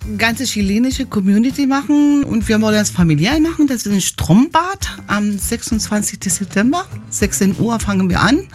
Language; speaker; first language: German; non-native, fluent; Spanish